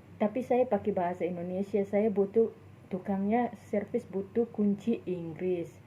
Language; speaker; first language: Indonesian; native; Indonesian